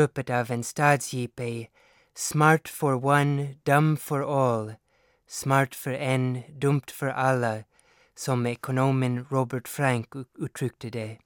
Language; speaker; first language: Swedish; non-native, fluent; English